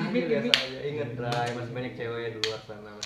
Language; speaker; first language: Malay; native; Malay